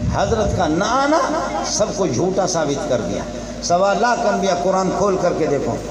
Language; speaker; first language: Urdu; non-native, local second language; Baluchi